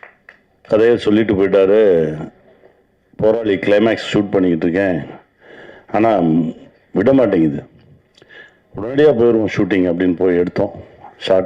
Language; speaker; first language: Tamil; native; Tamil